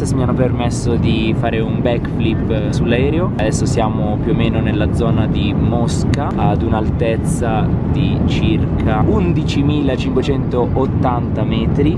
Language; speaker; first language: Italian; native; Italian